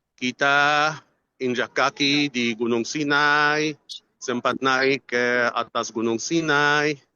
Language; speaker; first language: Indonesian; non-native, fluent; Arabic